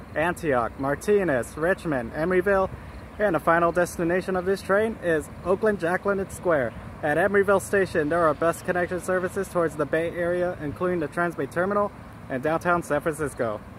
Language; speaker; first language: English; native; English